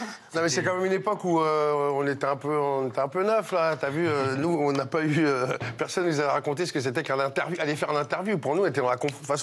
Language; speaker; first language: French; native; French